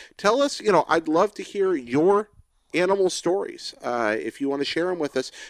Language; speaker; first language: English; native; English